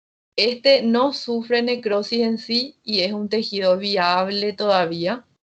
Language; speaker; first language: Spanish; native; Spanish